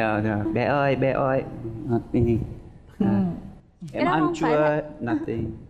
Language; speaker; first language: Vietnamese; non-native, learner; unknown